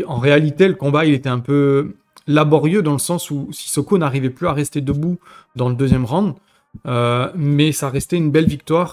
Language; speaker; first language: French; native; French